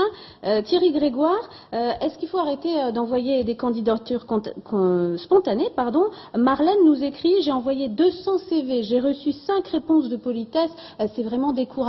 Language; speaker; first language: French; native; French